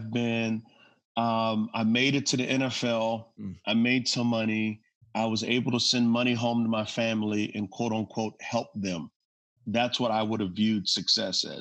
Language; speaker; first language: English; native; English